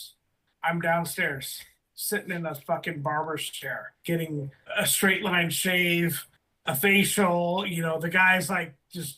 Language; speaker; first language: English; native; English